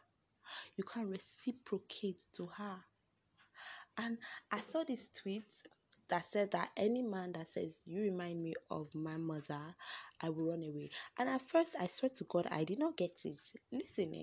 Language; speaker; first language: English; non-native, local second language; Yoruba